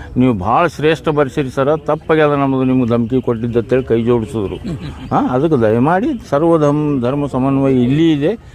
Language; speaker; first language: Kannada; native; Kannada